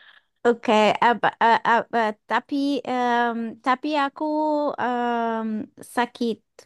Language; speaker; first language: Indonesian; non-native, learner; English